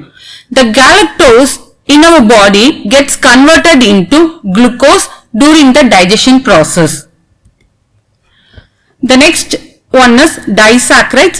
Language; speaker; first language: English; non-native, local second language; Tamil